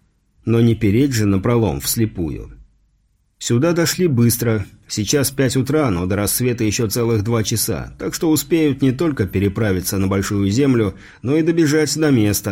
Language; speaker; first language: Russian; native; Russian